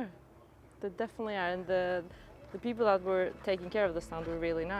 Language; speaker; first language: English; non-native, fluent; French